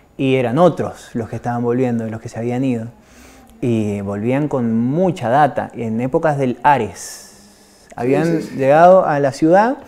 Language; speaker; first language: Spanish; native; Spanish